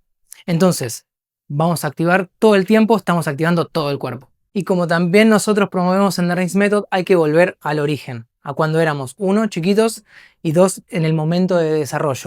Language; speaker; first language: Spanish; native; Spanish